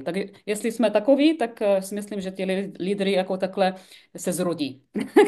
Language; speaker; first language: Czech; non-native, fluent; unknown